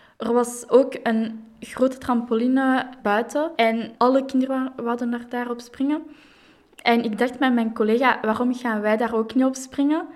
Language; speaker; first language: Dutch; non-native, local second language; French